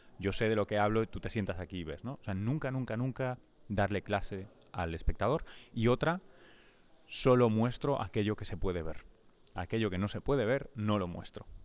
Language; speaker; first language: Spanish; native; Spanish